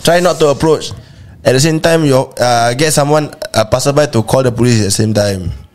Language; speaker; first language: English; non-native, local second language; Malay